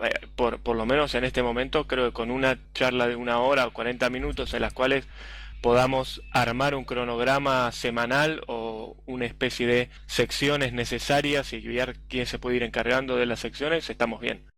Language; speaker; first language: Spanish; native; Spanish